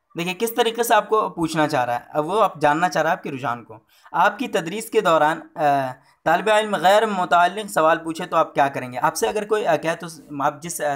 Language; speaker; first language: Hindi; native; Hindi